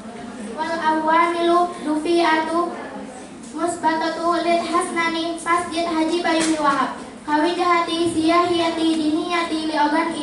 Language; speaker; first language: Arabic; non-native, learner; Indonesian